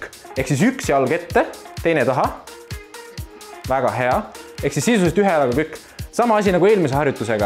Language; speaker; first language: Estonian; native; Estonian